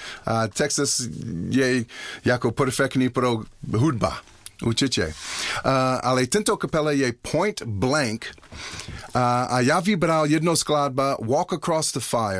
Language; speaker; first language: Czech; non-native, learner; English